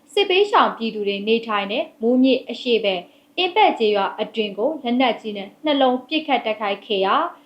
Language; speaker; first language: Burmese; native; Burmese